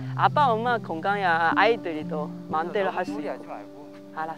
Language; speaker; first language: Korean; non-native, learner; Chinese